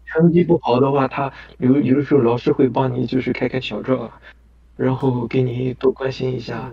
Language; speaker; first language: Chinese; non-native, local second language; Kazakh